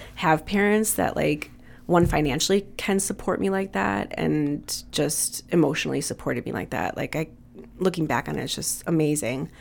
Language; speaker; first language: English; native; English